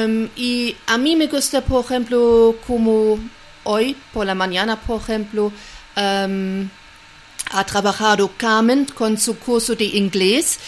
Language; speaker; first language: Spanish; non-native, fluent; German